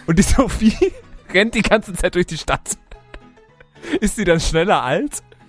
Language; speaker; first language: German; native; German